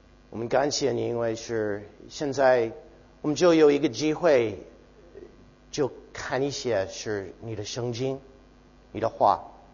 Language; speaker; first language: Chinese; non-native, learner; English